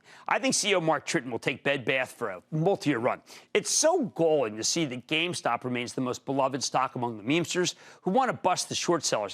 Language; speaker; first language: English; native; English